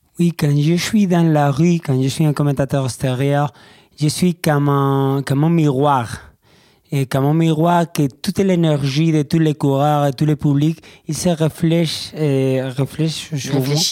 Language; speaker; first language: French; non-native, learner; Spanish